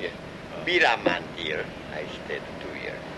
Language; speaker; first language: English; non-native, learner; Japanese